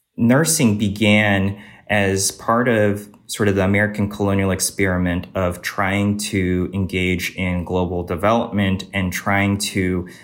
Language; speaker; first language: English; native; English